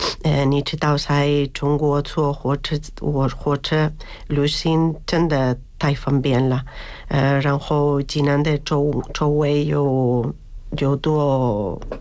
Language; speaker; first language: Chinese; non-native, fluent; Spanish